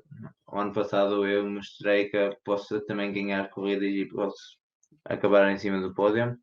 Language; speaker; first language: Portuguese; early bilingual, heritage; Portuguese